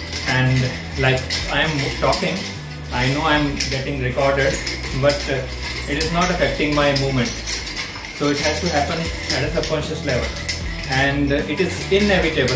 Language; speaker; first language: English; non-native, local second language; Hindi